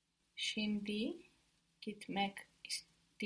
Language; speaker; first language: Turkish; non-native, learner; English